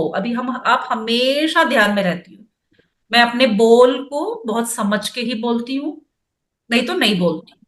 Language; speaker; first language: Hindi; non-native, local second language; Kannada